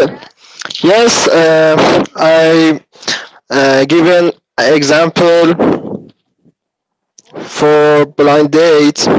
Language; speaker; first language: English; non-native, learner; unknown